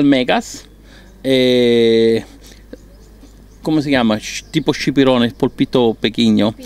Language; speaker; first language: Spanish; non-native, learner; Italian